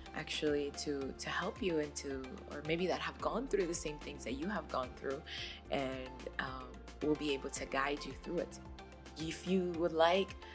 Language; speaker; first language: English; native; English